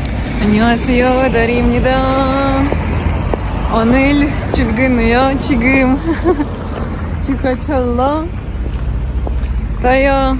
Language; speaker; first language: Korean; non-native, learner; Russian